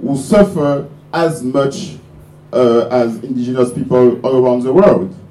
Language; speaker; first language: English; non-native, fluent; French